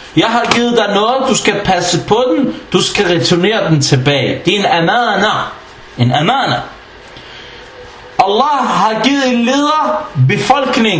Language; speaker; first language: Danish; non-native, fluent; Arabic